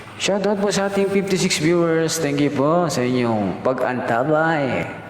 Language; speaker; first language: Filipino; non-native, local second language; Waray